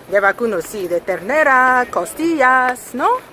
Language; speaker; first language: Spanish; non-native, fluent; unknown